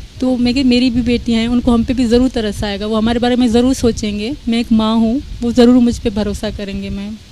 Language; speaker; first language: Urdu; non-native, local second language; Sindhi